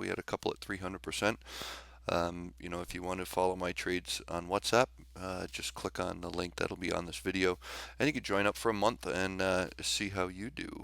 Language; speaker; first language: English; native; English